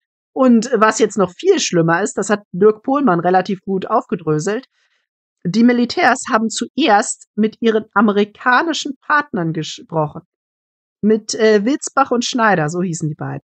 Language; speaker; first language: German; native; German